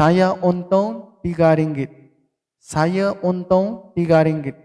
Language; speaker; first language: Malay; non-native, fluent; Burmese